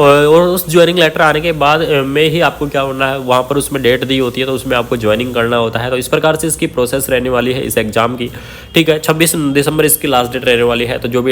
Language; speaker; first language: Hindi; native; Hindi